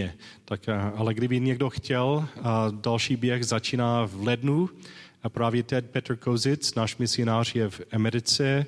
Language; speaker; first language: Czech; non-native, learner; English